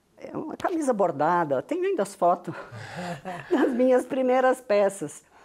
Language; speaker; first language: Portuguese; non-native, local second language; Venetian